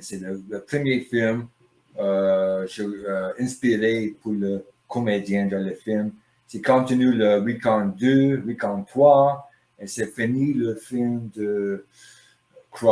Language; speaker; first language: French; non-native, learner; English